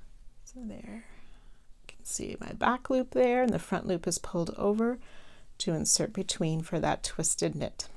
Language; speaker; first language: English; native; English